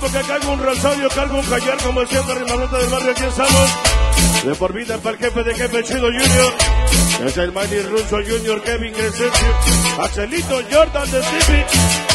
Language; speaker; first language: Spanish; native; Spanish